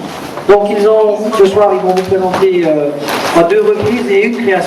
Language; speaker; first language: French; native; French